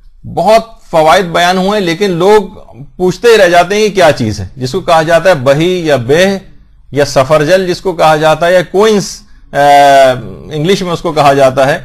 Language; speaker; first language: Urdu; native; Urdu